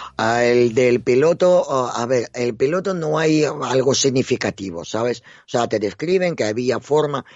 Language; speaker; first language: Spanish; non-native, fluent; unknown